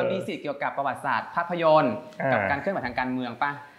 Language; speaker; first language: Thai; native; Thai